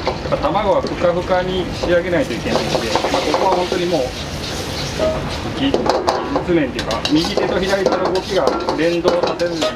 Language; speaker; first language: Japanese; native; Japanese